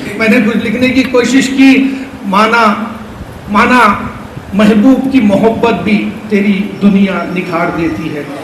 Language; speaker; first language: Urdu; native; Urdu